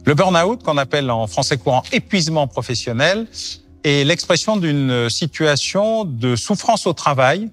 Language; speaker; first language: French; native; French